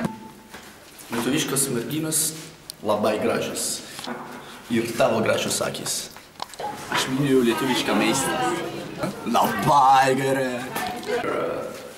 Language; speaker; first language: Lithuanian; non-native, learner; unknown